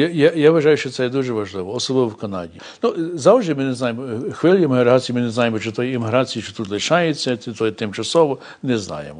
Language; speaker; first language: Ukrainian; early bilingual, heritage; English